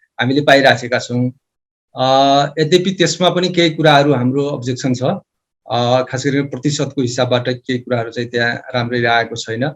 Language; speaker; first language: Nepali; non-native, local second language; Dangaura Tharu